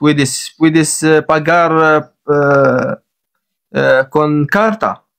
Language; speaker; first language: Spanish; non-native, learner; Arabic